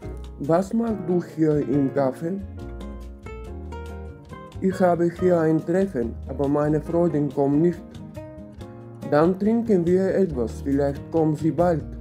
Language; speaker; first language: German; non-native, fluent; Bulgarian